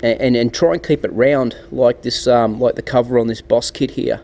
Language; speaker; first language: English; native; English